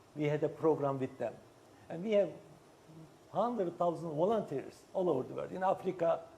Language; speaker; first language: English; non-native, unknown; Turkish